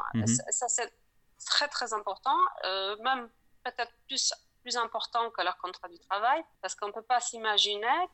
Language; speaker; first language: French; non-native, fluent; Polish